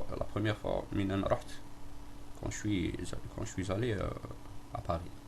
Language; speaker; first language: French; non-native, local second language; Arabic